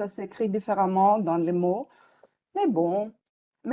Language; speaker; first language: French; non-native, fluent; Greek